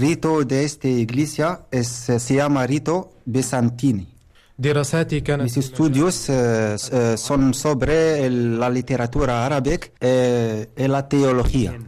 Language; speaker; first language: Spanish; non-native, learner; Arabic